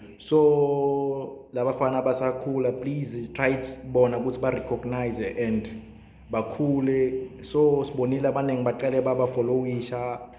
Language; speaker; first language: Zulu; non-native, local second language; Swati